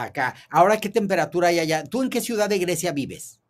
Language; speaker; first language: Spanish; native; Spanish